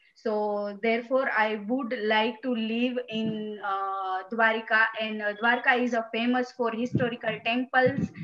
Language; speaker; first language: English; non-native, local second language; Gujarati